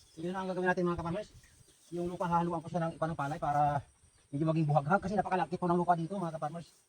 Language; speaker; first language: Filipino; non-native, local second language; Cebuano